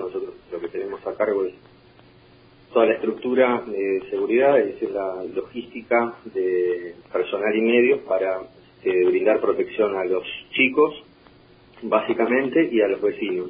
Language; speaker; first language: Spanish; native; Spanish